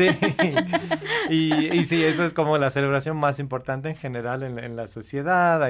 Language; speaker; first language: Spanish; non-native, fluent; English